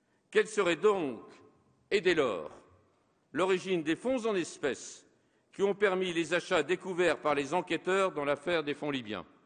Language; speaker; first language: French; native; French